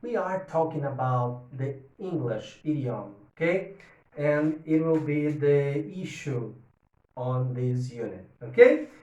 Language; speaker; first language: English; non-native, fluent; Portuguese